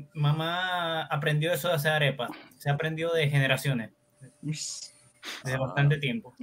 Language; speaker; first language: Spanish; native; Spanish